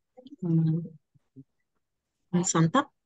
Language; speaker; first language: German; non-native, learner; Indonesian